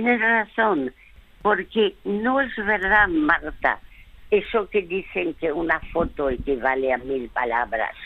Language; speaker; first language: Spanish; early bilingual, other home language; French